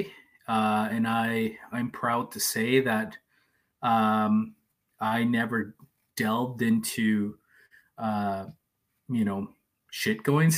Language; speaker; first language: English; non-native, fluent; Spanish